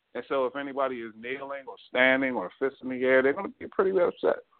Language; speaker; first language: English; native; English